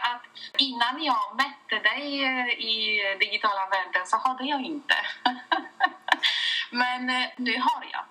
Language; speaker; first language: Swedish; non-native, fluent; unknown